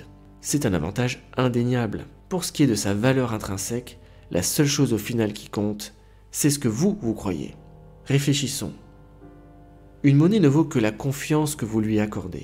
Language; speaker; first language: French; native; French